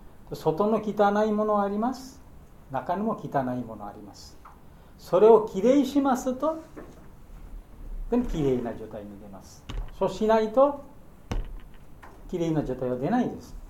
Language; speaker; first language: Japanese; non-native, learner; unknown